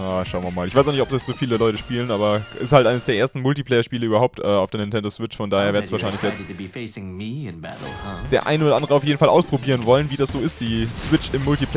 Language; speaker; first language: German; native; German